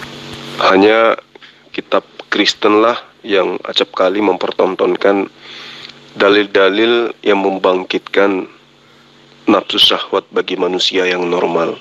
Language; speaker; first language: Indonesian; native; Indonesian